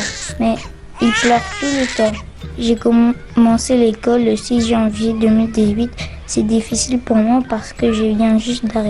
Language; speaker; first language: French; non-native, learner; Filipino